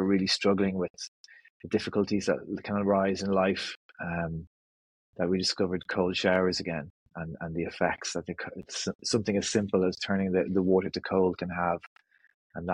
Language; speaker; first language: English; native; English